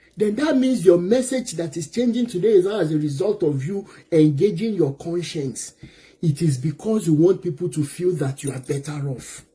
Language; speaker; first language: English; non-native, local second language; Yoruba